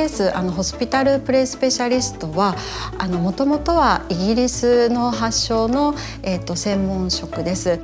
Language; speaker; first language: Japanese; native; Japanese